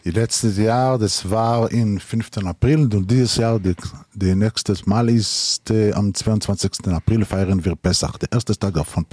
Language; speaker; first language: German; non-native, learner; Hebrew